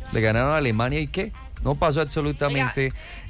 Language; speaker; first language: Spanish; native; Spanish